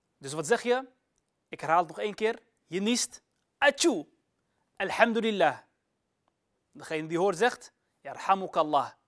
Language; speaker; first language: Dutch; early bilingual, other home language; Arabic